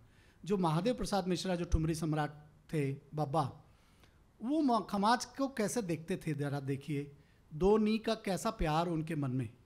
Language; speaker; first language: Hindi; native; Hindi